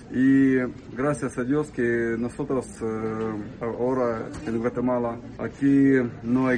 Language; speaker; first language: Spanish; non-native, learner; Ukrainian